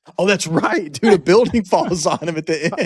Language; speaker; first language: English; native; English